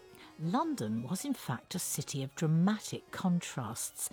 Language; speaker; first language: English; native; English